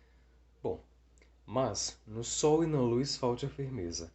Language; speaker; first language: Portuguese; native; Portuguese